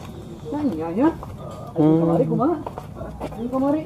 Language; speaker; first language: Indonesian; non-native, local second language; Sundanese